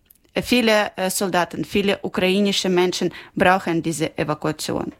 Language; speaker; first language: German; non-native, learner; Ukrainian